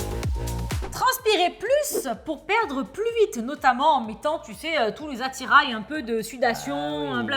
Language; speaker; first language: French; native; French